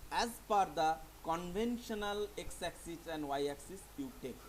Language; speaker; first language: English; non-native, local second language; Bangla